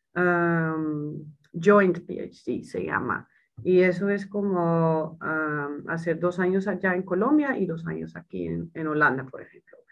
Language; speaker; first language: Spanish; non-native, fluent; Dutch